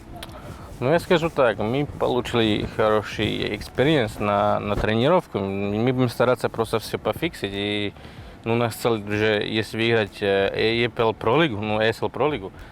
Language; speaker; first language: Russian; non-native, fluent; Slovak